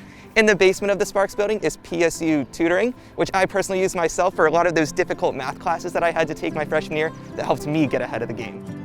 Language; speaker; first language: English; native; English